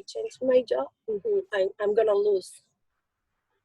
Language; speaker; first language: English; non-native, learner; Spanish